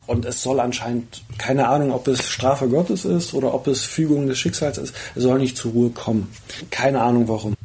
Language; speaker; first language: German; early bilingual, other home language; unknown